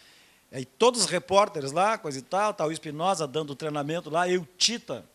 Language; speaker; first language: Portuguese; native; Portuguese